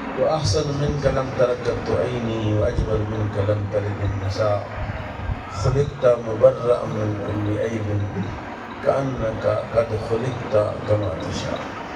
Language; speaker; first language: Urdu; non-native, local second language; Punjabi